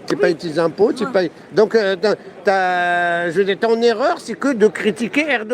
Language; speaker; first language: French; native; French